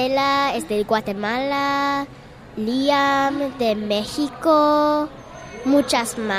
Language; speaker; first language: Spanish; non-native, learner; English